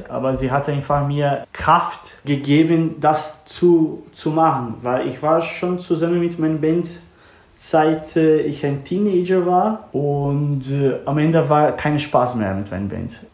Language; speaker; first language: German; non-native, learner; Portuguese